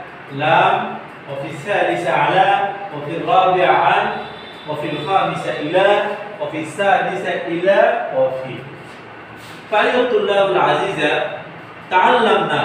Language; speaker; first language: Arabic; non-native, fluent; Bangla